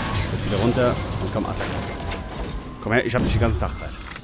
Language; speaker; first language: German; native; German